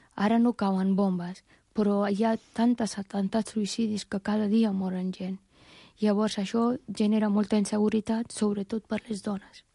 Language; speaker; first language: Catalan; non-native, fluent; Persian